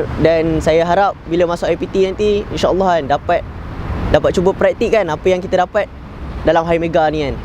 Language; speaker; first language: Malay; native; Malay